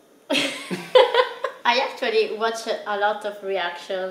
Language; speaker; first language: English; non-native, fluent; Italian